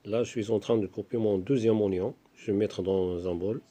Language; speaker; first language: French; non-native, local second language; Arabic